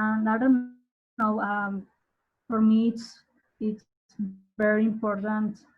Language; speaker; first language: English; non-native, learner; Spanish